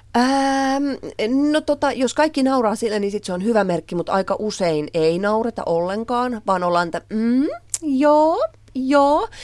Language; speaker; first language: Finnish; native; Finnish